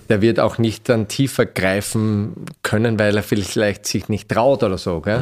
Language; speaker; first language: German; native; German